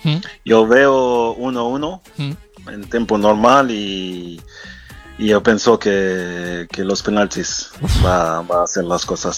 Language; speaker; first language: Spanish; non-native, fluent; French